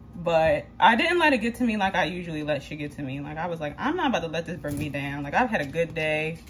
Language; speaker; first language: English; native; English